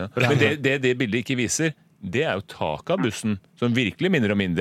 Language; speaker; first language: Norwegian; native; Norwegian